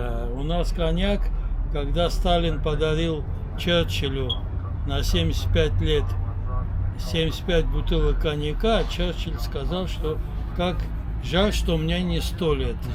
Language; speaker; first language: Russian; non-native, local second language; Armenian